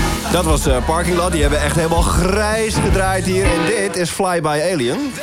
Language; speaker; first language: Dutch; native; Dutch